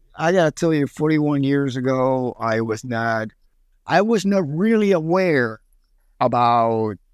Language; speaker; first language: English; early bilingual, other home language; Spanish